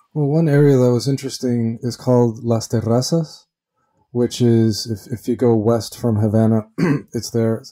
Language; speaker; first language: English; early bilingual, other home language; Spanish